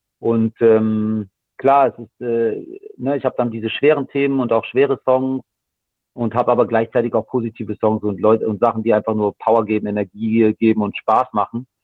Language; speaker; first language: German; native; German